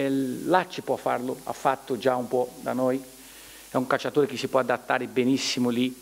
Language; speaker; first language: Italian; non-native, fluent; Portuguese